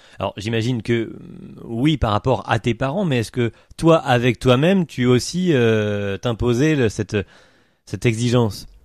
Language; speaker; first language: French; native; French